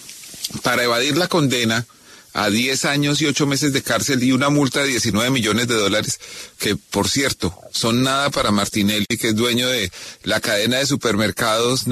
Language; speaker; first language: Spanish; native; Spanish